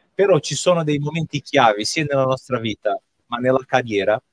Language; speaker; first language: Italian; non-native, fluent; Portuguese